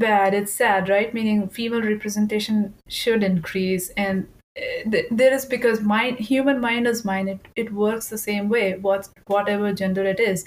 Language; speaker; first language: English; non-native, local second language; Hindi